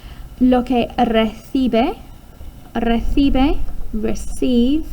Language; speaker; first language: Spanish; non-native, fluent; English